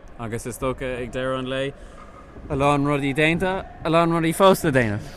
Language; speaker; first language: Irish; native; Irish